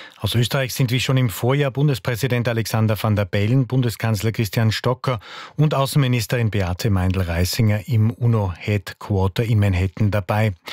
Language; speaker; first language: German; native; German